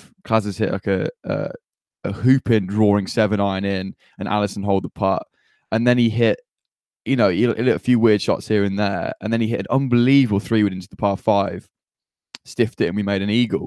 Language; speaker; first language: English; native; English